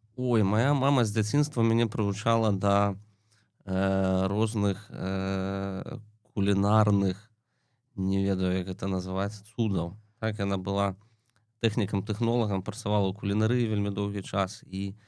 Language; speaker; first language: Belarusian; native; Belarusian